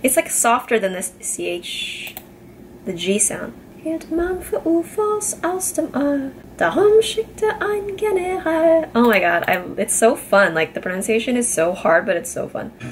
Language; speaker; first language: English; native; English